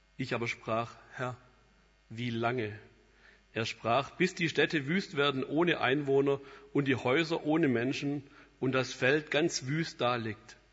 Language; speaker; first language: German; native; German